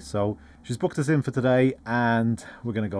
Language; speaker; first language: English; native; English